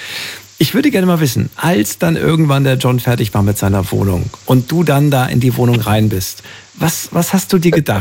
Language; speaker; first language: German; native; German